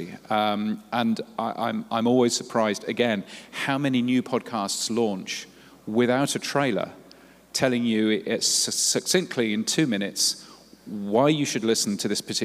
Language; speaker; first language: English; native; English